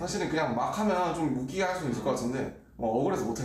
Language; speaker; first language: Korean; native; Korean